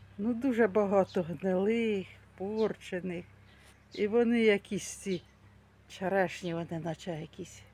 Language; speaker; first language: Ukrainian; native; Ukrainian